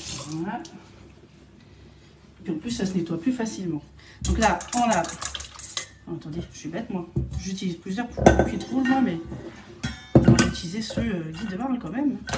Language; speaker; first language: French; native; French